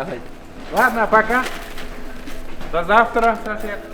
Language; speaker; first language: Russian; non-native, local second language; Kyrgyz